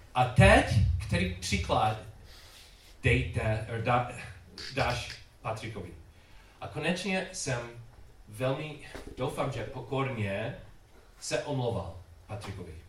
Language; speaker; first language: Czech; non-native, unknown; English